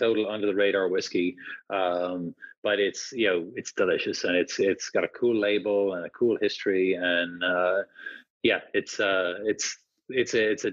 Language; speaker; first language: English; native; English